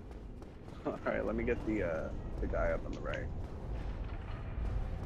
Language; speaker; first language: English; native; English